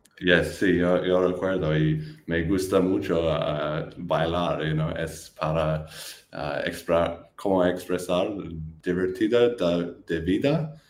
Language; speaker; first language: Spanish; non-native, learner; English